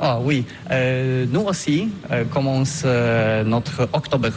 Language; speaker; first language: French; non-native, learner; Polish